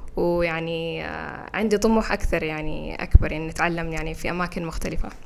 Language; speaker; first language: Arabic; non-native, local second language; Fula